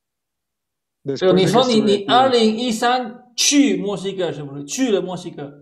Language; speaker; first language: Chinese; non-native, fluent; Spanish